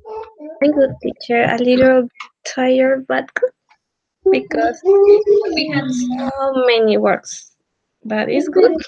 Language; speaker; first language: English; non-native, learner; Spanish